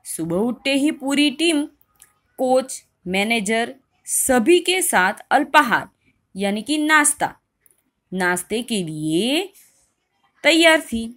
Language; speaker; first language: Hindi; non-native, local second language; Gujarati